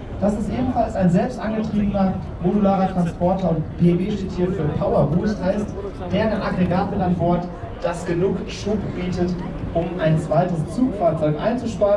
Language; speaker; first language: German; native; German